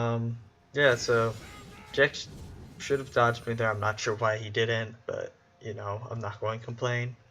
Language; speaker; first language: English; native; English